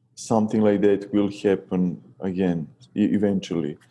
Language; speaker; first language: English; non-native, fluent; Serbian